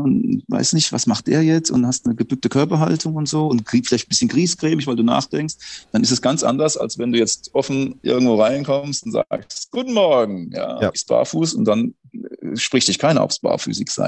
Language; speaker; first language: German; native; German